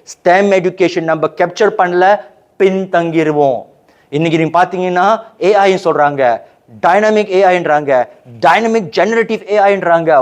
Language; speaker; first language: Tamil; native; Tamil